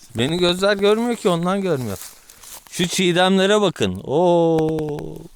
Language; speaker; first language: Turkish; native; Turkish